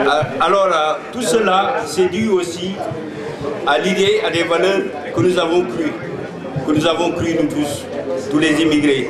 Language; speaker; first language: French; non-native, local second language; Wolof